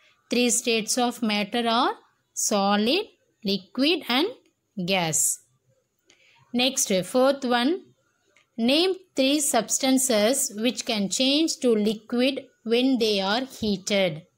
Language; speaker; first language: English; non-native, local second language; Tamil